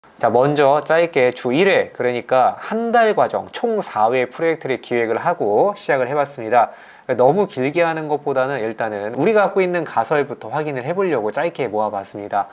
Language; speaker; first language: Korean; native; Korean